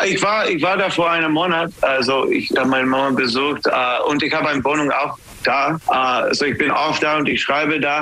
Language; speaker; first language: German; non-native, fluent; English